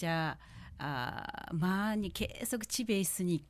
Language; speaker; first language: Korean; non-native, learner; Japanese